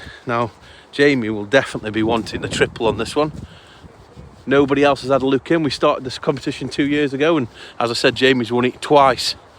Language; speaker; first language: English; native; English